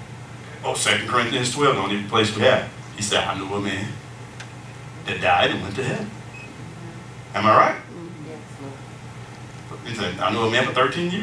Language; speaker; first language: English; native; English